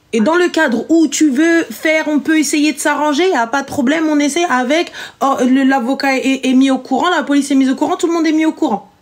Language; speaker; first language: French; early bilingual, other home language; Arabic